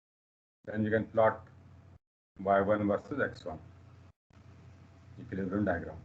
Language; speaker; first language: English; non-native, local second language; Hindi